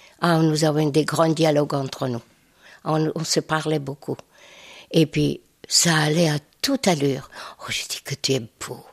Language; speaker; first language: French; non-native, fluent; Hungarian